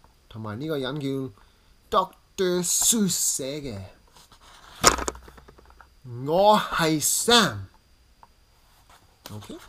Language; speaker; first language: Cantonese; early bilingual, heritage; English